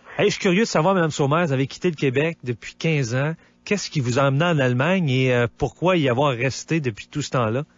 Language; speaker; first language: French; native; French